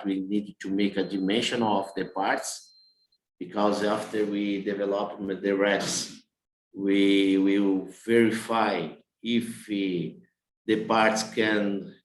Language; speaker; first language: English; non-native, learner; Portuguese